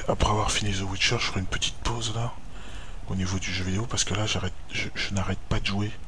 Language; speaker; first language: French; native; French